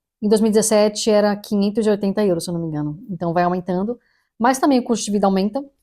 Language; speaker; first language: Portuguese; native; Portuguese